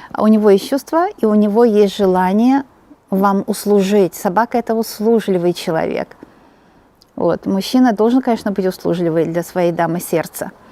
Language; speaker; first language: Russian; native; Russian